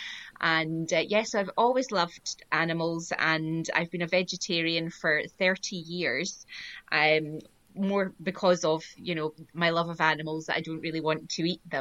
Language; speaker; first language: English; native; English